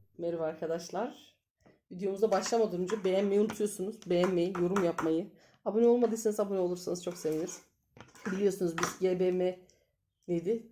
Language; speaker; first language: Turkish; native; Turkish